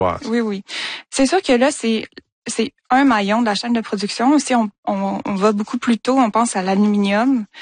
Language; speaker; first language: French; native; French